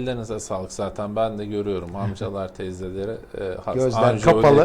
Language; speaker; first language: Turkish; native; Turkish